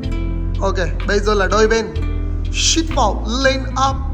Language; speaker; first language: Vietnamese; non-native, learner; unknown